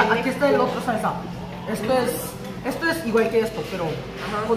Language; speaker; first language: Spanish; non-native, learner; Korean